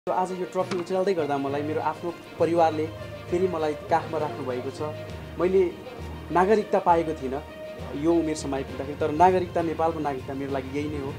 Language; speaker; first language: Nepali; native; Nepali